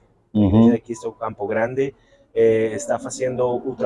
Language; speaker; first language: Portuguese; non-native, learner; Spanish